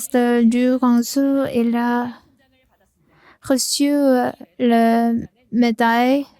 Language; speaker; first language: French; non-native, learner; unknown